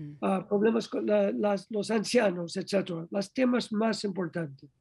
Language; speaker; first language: Spanish; non-native, learner; English